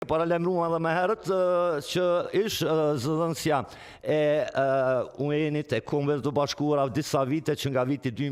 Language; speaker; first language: Albanian; native; Albanian